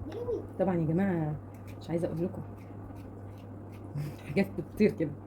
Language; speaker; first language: Arabic; native; Arabic